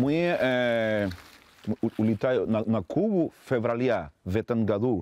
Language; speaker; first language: Russian; non-native, learner; Spanish